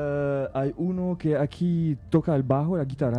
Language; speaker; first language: Spanish; non-native, learner; French